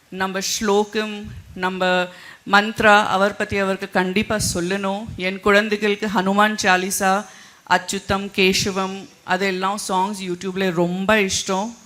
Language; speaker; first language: Tamil; non-native, fluent; Gujarati